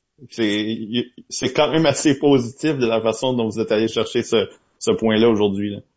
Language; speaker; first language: French; native; French